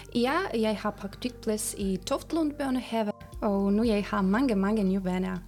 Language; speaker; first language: Danish; non-native, fluent; Ukrainian